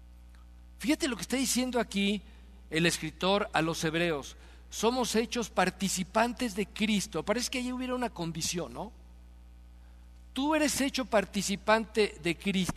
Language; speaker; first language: Spanish; native; Spanish